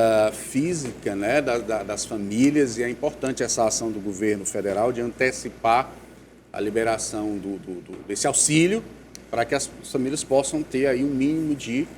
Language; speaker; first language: Portuguese; native; Portuguese